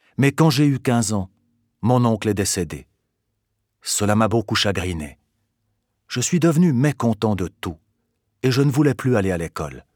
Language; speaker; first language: French; non-native, fluent; Albanian